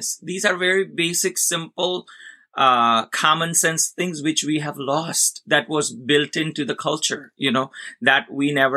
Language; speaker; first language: English; non-native, local second language; Gujarati